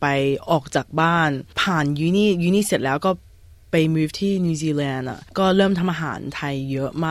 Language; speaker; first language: Thai; early bilingual, heritage; Thai